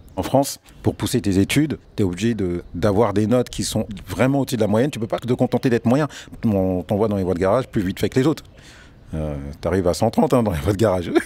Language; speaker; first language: French; early bilingual, other home language; Wolof